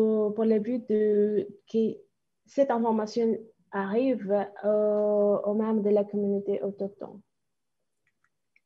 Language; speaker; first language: French; non-native, fluent; Spanish